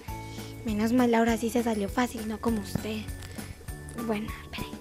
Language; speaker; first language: Spanish; native; Spanish